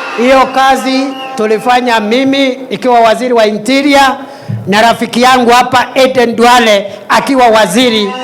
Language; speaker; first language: Swahili; non-native, local second language; Meru